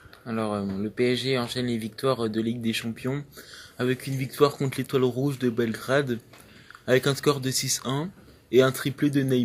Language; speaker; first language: French; native; French